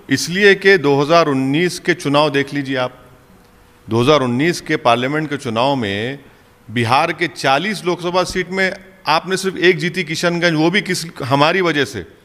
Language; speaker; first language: Hindi; non-native, local second language; Urdu